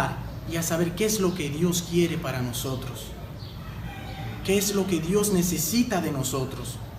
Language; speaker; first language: Spanish; native; Spanish